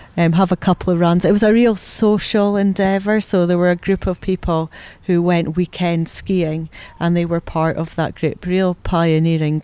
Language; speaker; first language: English; native; English